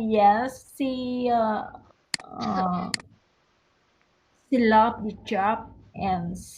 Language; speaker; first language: English; non-native, learner; Vietnamese